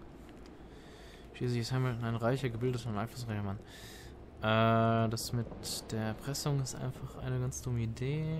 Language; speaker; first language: German; native; German